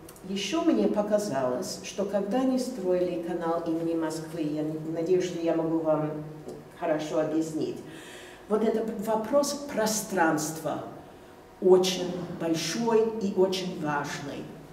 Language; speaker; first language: Russian; non-native, fluent; English